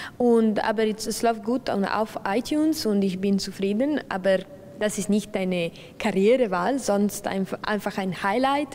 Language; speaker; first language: German; non-native, local second language; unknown